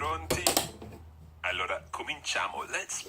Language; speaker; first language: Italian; non-native, fluent; English